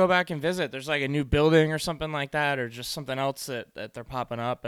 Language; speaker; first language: English; native; English